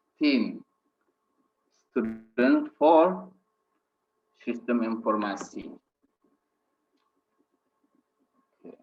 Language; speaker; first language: English; non-native, fluent; Indonesian